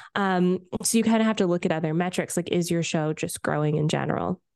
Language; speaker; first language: English; native; English